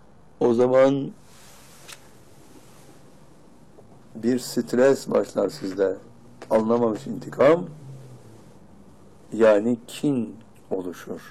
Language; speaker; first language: Turkish; native; Turkish